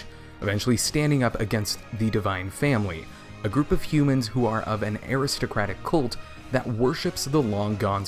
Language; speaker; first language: English; native; English